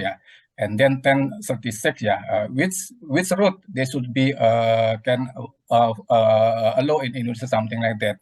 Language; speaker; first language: English; non-native, learner; Indonesian